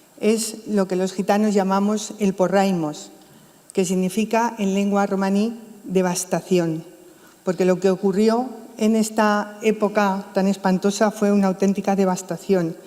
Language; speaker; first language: Spanish; native; Spanish